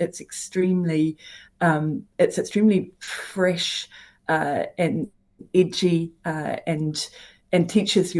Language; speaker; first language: English; native; English